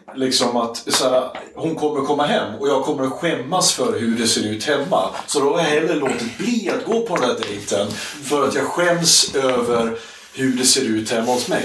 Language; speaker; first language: Swedish; native; Swedish